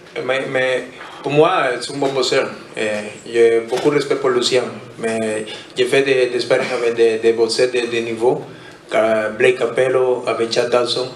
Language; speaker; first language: French; non-native, learner; Spanish